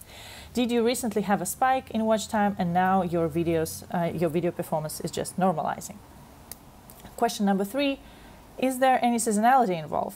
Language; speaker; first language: English; non-native, fluent; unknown